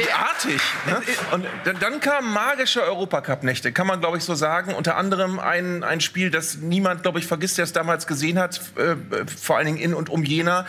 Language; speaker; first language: German; native; German